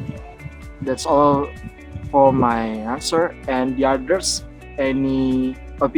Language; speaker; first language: English; non-native, learner; Indonesian